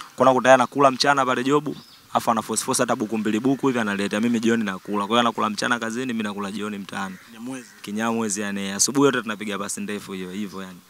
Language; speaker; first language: Swahili; native; Swahili